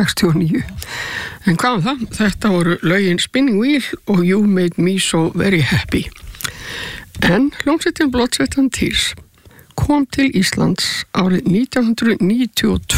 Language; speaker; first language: Icelandic; native; Icelandic